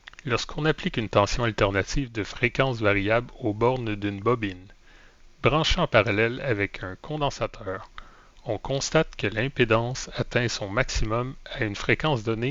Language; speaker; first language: French; native; French